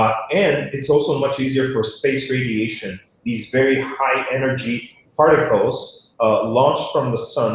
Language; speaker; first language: English; non-native, fluent; Bulgarian